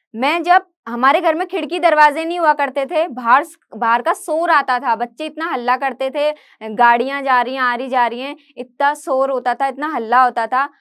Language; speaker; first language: Hindi; native; Hindi